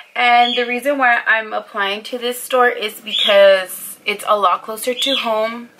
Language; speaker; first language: English; early bilingual, other home language; Spanish